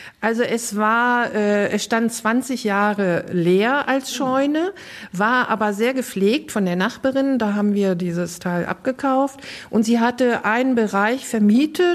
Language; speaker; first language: German; native; German